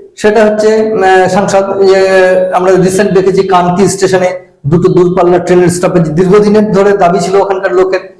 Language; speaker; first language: Bangla; native; Bangla